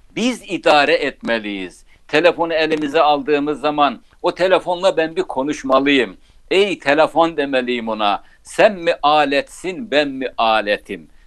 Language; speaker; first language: Turkish; native; Turkish